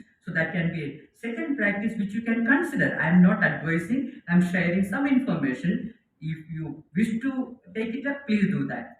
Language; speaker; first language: English; non-native, local second language; Malayalam